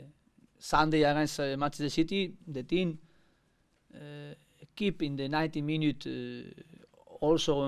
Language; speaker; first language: English; non-native, learner; Spanish